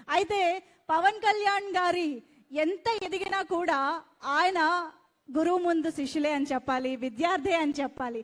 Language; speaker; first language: Telugu; native; Telugu